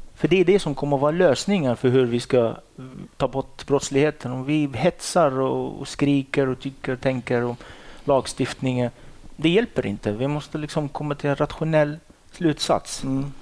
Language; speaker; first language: Swedish; non-native, fluent; Arabic